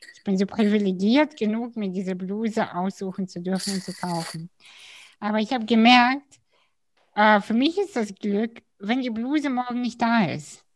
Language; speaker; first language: German; early bilingual, other home language; Russian